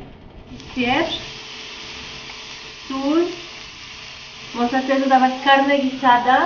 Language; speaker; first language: Polish; non-native, fluent; Spanish